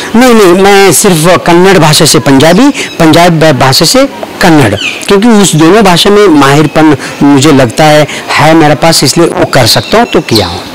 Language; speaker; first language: Hindi; non-native, local second language; Kannada